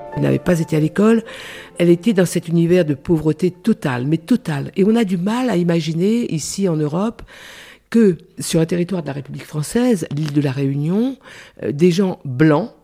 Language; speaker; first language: French; non-native, local second language; Réunion Creole French